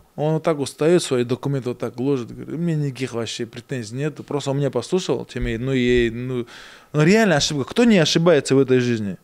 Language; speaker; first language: Russian; native; Russian